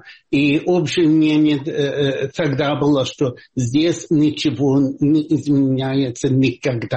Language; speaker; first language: Russian; non-native, fluent; Swedish